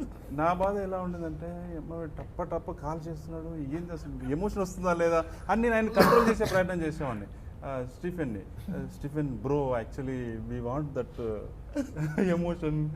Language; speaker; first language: Telugu; native; Telugu